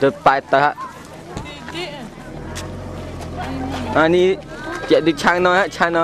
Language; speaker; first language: Thai; non-native, local second language; Pattani Malay